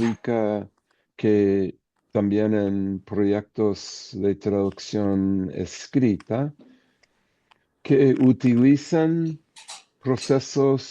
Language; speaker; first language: Spanish; non-native, fluent; English